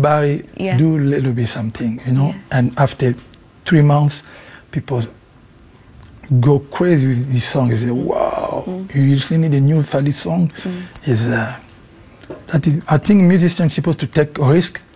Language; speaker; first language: English; non-native, learner; Lingala